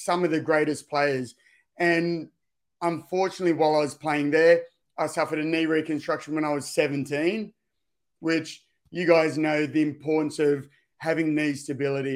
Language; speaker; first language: English; native; English